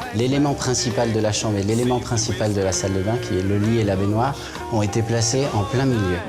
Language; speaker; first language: French; native; French